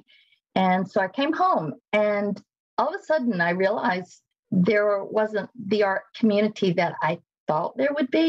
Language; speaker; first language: English; native; English